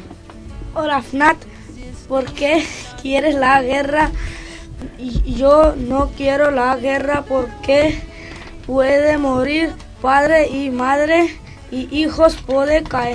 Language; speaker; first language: Spanish; non-native, learner; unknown